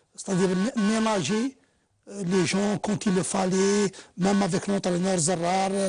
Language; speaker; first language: French; non-native, local second language; Arabic